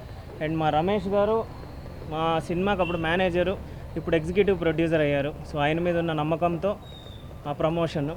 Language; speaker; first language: Telugu; native; Telugu